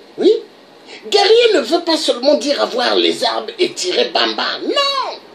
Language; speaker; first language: French; non-native, local second language; Lingala